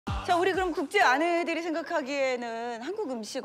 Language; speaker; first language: Korean; native; Korean